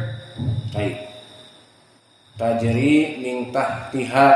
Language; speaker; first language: Arabic; non-native, fluent; Indonesian